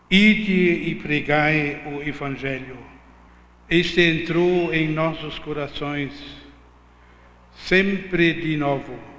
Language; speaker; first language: Portuguese; non-native, fluent; German